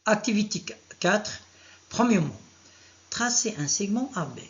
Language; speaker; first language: French; non-native, local second language; Arabic